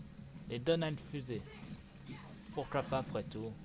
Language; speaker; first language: French; native; French